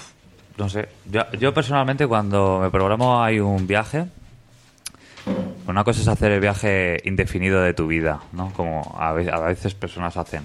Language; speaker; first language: Spanish; native; Spanish